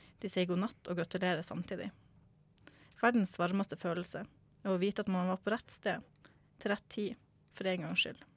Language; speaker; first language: Norwegian; native; Norwegian